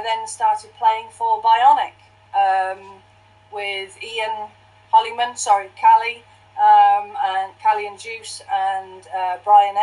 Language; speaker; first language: English; native; English